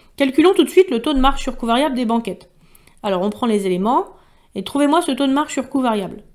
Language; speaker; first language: French; native; French